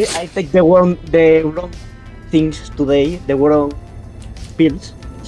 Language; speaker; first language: English; non-native, learner; Spanish